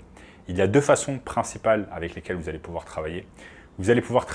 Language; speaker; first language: French; native; French